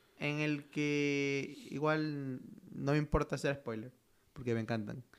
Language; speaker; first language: Spanish; native; Spanish